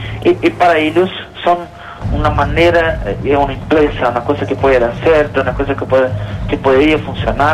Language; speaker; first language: Spanish; non-native, learner; Portuguese